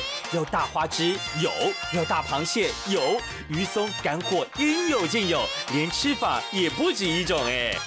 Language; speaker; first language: Chinese; native; Chinese